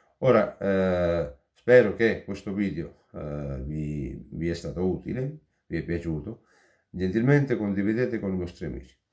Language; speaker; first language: Italian; non-native, fluent; Hindi